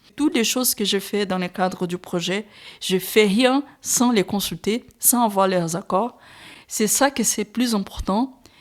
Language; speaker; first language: French; non-native, fluent; Portuguese